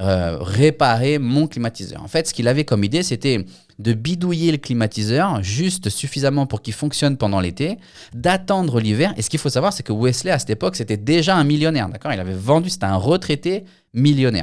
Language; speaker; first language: French; native; French